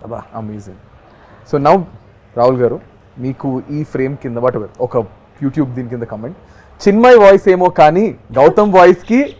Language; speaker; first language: Telugu; native; Telugu